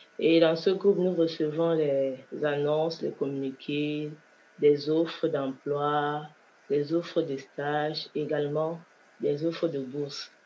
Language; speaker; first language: French; non-native, local second language; Kinyarwanda